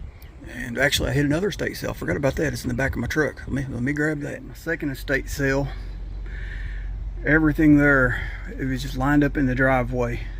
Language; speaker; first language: English; native; English